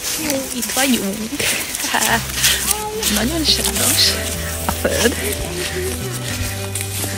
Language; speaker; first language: Hungarian; non-native, learner; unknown